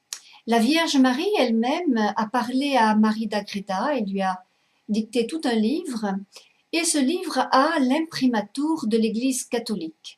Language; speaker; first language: French; native; French